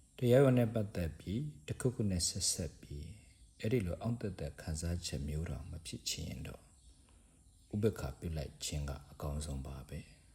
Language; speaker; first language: Burmese; non-native, fluent; Korean